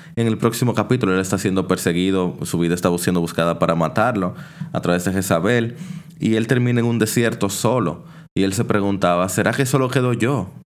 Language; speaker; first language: Spanish; native; Spanish